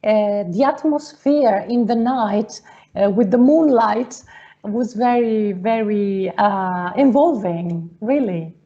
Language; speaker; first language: English; non-native, fluent; Italian